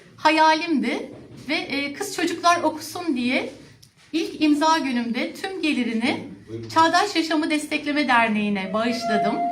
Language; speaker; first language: Turkish; native; Turkish